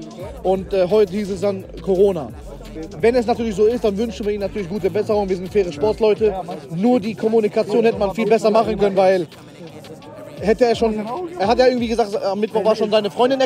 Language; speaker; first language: German; native; German